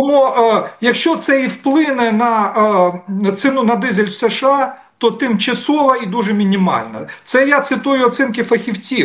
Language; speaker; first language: Ukrainian; native; Ukrainian